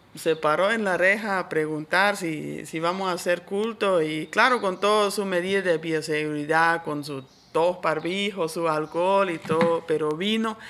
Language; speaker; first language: Spanish; non-native, fluent; Swiss German